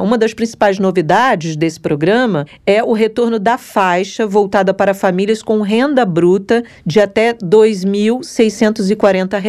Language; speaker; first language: Portuguese; native; Portuguese